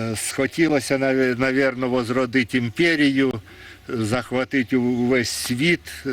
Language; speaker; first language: Ukrainian; native; Ukrainian